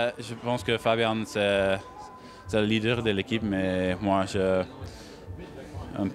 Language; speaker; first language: French; non-native, local second language; Dutch